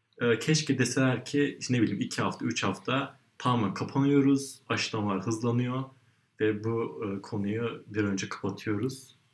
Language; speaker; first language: Turkish; native; Turkish